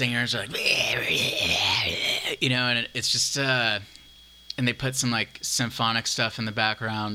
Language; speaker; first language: English; native; English